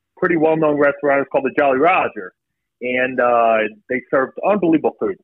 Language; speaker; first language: English; native; English